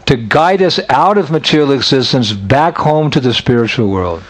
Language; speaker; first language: English; native; English